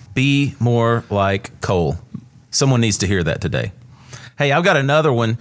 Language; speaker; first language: English; native; English